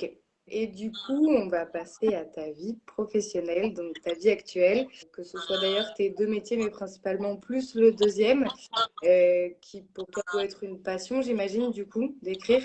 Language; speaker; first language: French; native; French